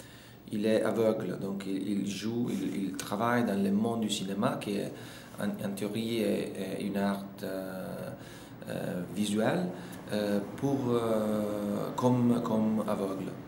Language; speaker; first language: French; non-native, fluent; Italian